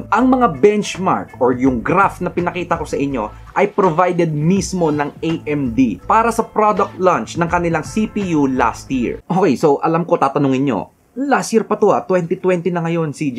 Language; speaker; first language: Filipino; native; Filipino